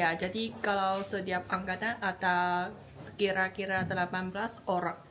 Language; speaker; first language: Indonesian; non-native, fluent; Chinese